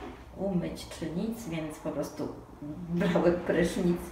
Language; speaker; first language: Polish; non-native, fluent; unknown